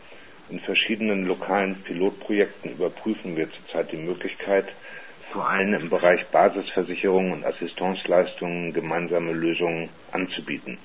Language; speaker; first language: German; native; German